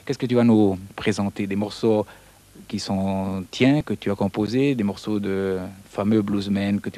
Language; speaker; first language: French; non-native, local second language; Italian